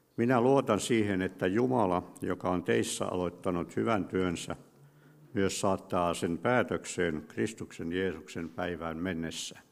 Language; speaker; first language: Finnish; native; Finnish